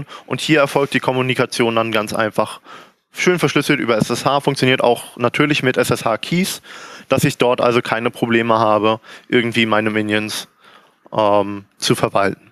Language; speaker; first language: German; native; German